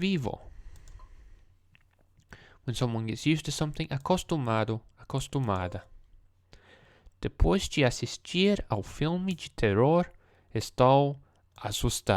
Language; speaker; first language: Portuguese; non-native, learner; English